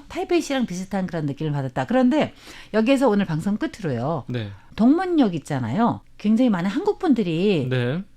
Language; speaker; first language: Korean; non-native, fluent; Chinese